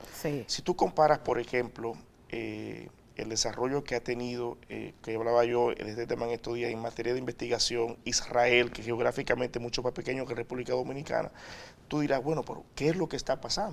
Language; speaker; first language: Spanish; native; Spanish